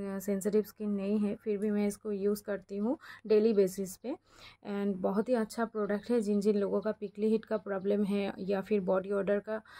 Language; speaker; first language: Hindi; non-native, local second language; Bangla